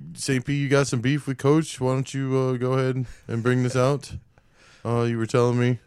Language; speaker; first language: English; native; English